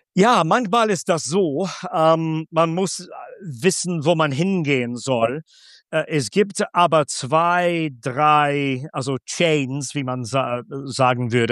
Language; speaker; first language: German; non-native, fluent; English